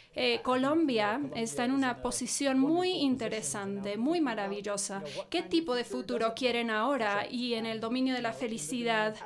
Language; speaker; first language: Spanish; non-native, fluent; English